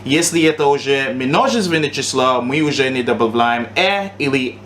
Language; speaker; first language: Russian; non-native, learner; English